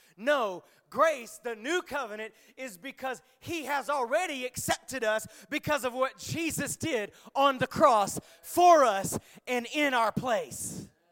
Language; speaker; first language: English; native; English